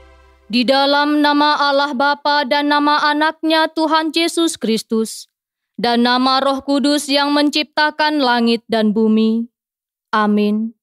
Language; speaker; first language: Indonesian; native; Indonesian